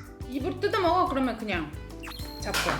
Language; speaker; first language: Korean; native; Korean